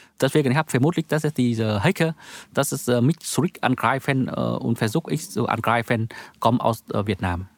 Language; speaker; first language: German; non-native, learner; Vietnamese